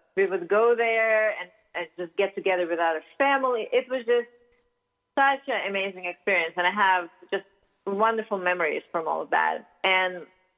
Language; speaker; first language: English; non-native, fluent; Russian